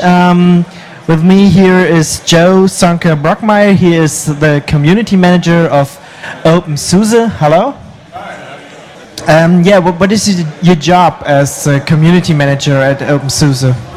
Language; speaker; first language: English; non-native, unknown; German